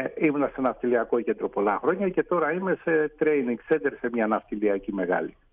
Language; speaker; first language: Greek; native; Greek